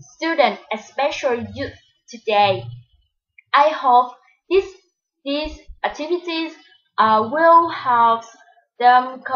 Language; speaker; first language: English; non-native, fluent; Vietnamese